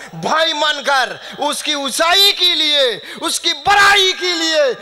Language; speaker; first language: Hindi; non-native, local second language; Bangla